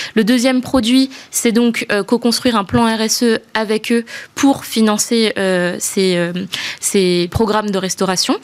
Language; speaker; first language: French; non-native, local second language; Malagasy